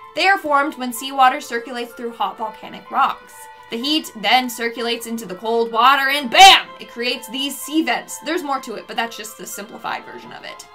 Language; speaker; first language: English; native; English